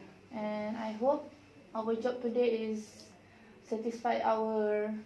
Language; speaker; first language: English; non-native, learner; Malay